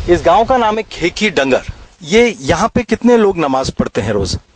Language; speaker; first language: Hindi; native; Hindi